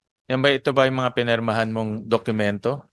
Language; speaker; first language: Filipino; native; Filipino